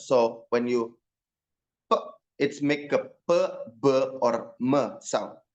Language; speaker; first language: English; non-native, learner; Indonesian